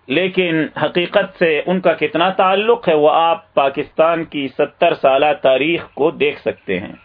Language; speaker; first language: Urdu; native; Urdu